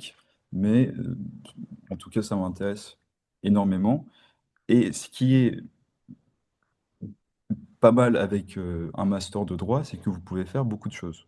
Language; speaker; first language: French; non-native, fluent; Turkish